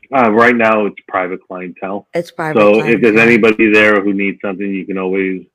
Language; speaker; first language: English; native; English